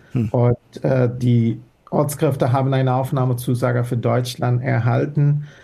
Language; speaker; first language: German; non-native, fluent; Persian